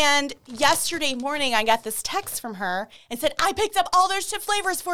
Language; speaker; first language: English; native; English